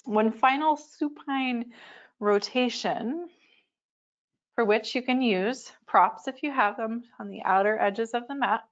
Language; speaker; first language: English; native; English